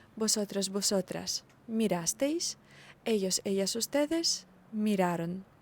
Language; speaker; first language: Spanish; non-native, fluent; Ukrainian